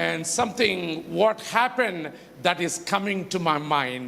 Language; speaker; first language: English; non-native, local second language; Telugu